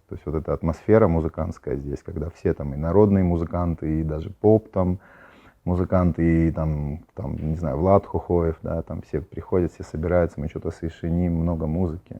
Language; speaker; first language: Russian; native; Russian